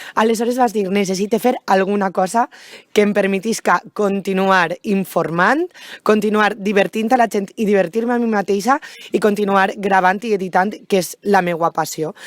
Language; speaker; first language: Catalan; native; Catalan